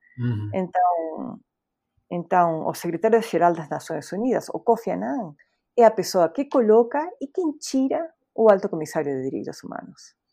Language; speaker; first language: Portuguese; non-native, fluent; Spanish